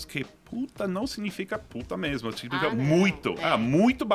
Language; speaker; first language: Portuguese; non-native, fluent; English